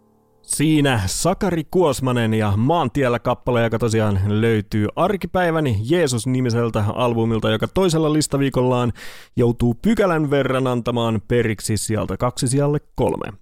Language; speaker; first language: Finnish; native; Finnish